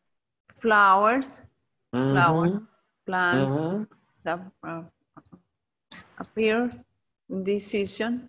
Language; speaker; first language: English; non-native, learner; Spanish